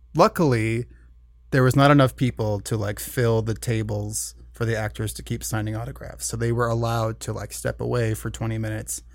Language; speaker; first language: English; native; English